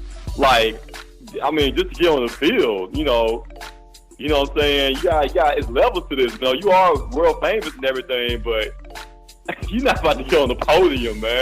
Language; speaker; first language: English; native; English